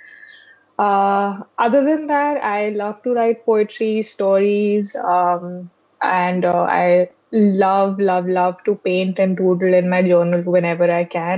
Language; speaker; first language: English; non-native, local second language; Hindi